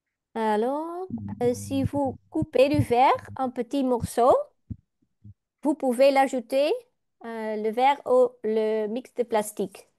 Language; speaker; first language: French; non-native, learner; Dutch